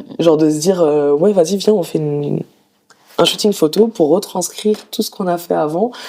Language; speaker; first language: French; native; French